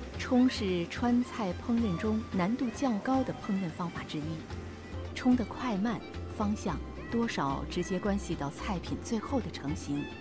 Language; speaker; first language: Chinese; native; Chinese